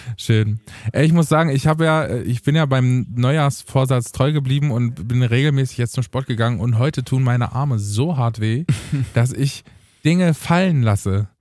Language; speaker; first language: German; early bilingual, other home language; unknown